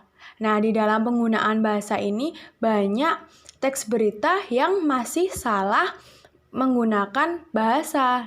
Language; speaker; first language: Indonesian; native; Indonesian